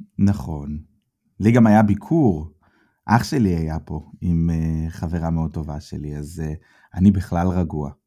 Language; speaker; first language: Hebrew; native; Hebrew